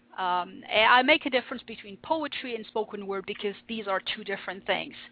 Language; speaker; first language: English; non-native, fluent; French